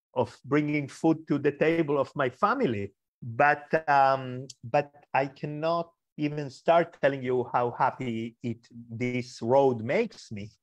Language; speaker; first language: English; early bilingual, other home language; Spanish